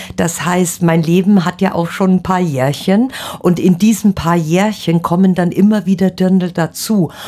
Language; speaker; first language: German; native; German